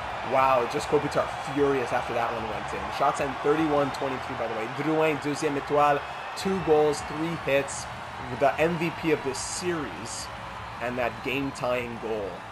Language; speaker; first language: English; native; English